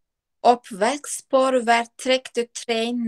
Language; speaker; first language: Dutch; non-native, learner; Turkish